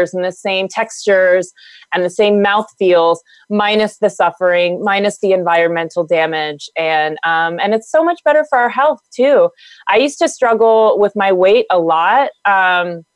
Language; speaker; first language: English; native; English